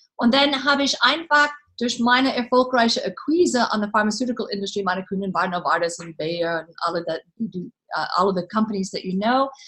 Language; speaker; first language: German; non-native, learner; English